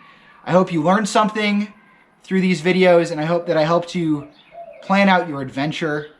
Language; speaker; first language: English; native; English